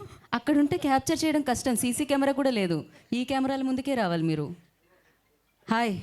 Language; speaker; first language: Telugu; native; Telugu